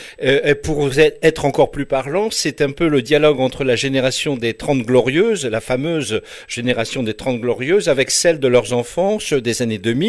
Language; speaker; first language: French; native; French